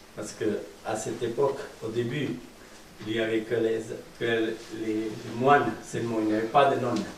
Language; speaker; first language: French; non-native, fluent; Sinhala